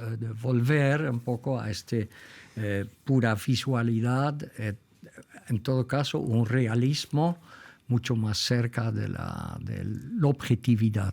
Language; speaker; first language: Spanish; non-native, fluent; Dutch